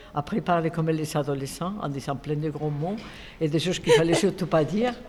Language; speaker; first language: French; non-native, fluent; Spanish